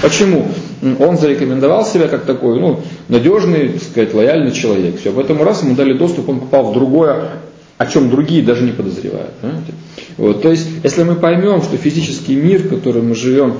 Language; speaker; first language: Russian; native; Russian